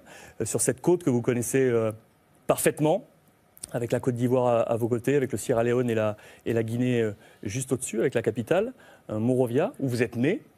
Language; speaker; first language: French; native; French